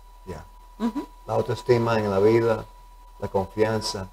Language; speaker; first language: Spanish; early bilingual, heritage; Spanish